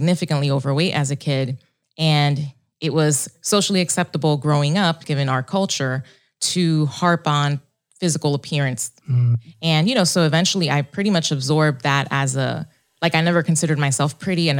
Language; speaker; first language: English; early bilingual, other home language; Spanish